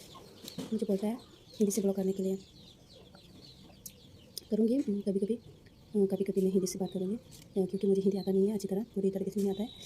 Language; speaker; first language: Hindi; non-native, local second language; Kok Borok